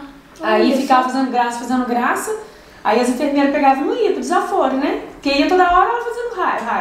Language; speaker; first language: Portuguese; native; Portuguese